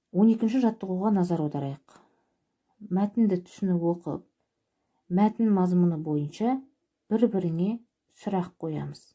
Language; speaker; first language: Kazakh; native; Kazakh